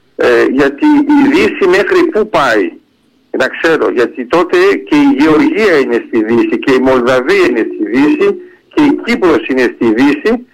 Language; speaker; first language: Greek; early bilingual, heritage; Greek